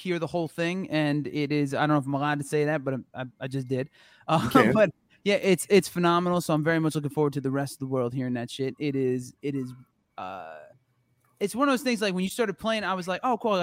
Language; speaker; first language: English; native; English